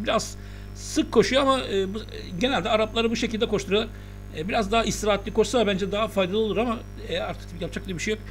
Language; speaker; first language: Turkish; native; Turkish